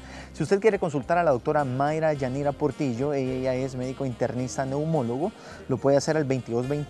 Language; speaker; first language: Spanish; native; Spanish